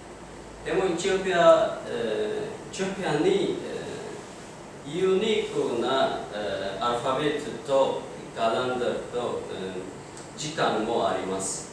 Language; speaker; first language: Japanese; non-native, learner; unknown